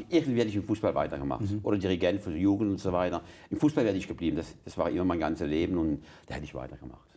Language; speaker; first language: German; non-native, local second language; French